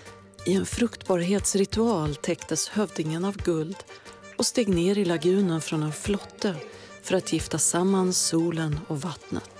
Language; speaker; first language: Swedish; native; Swedish